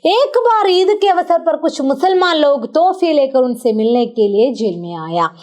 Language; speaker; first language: Hindi; non-native, local second language; Malayalam